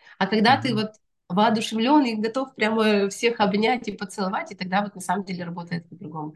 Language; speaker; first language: Russian; non-native, local second language; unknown